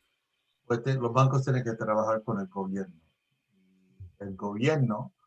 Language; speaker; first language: Spanish; early bilingual, heritage; Spanish